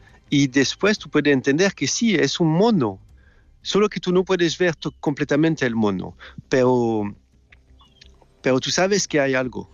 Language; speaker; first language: Spanish; non-native, learner; French